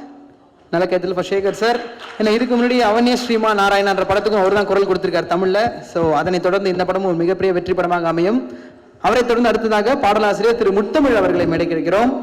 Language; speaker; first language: Tamil; native; Tamil